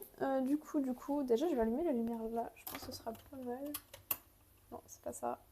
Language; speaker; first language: French; native; French